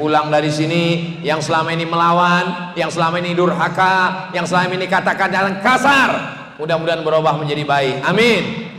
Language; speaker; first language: Indonesian; native; Indonesian